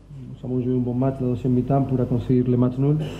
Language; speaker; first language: French; non-native, learner; Spanish